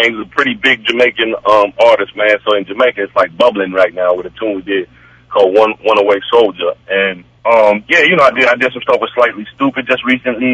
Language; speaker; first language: English; native; English